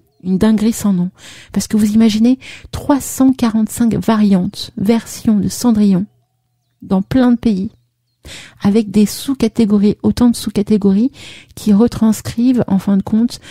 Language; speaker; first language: French; native; French